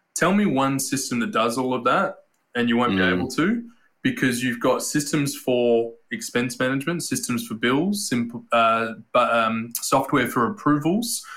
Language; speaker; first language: English; native; English